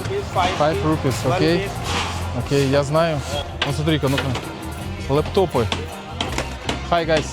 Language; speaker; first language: Russian; native; Russian